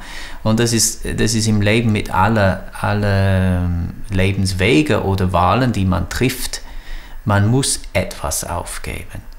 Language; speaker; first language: German; non-native, fluent; English